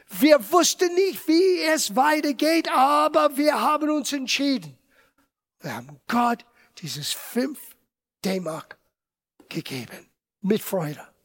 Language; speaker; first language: German; non-native, fluent; English